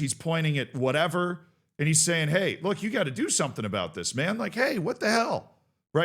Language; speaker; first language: English; native; English